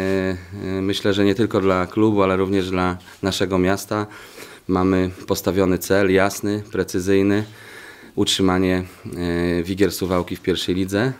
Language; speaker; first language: Polish; native; Polish